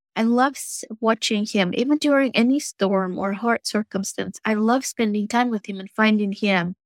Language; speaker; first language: English; non-native, fluent; Russian